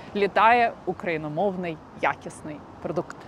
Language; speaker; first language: Ukrainian; native; Ukrainian